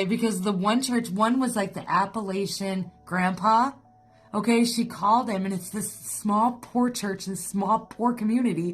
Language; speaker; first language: English; native; English